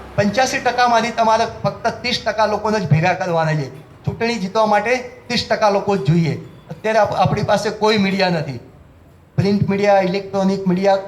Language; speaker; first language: Gujarati; native; Gujarati